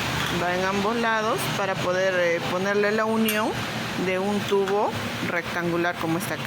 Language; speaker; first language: Spanish; native; Spanish